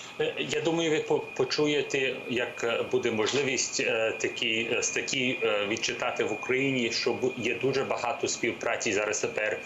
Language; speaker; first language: Ukrainian; early bilingual, heritage; English